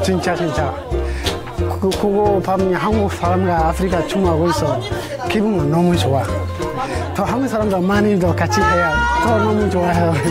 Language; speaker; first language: Korean; non-native, learner; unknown